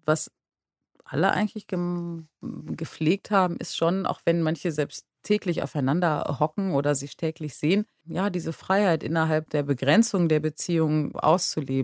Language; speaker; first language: German; native; German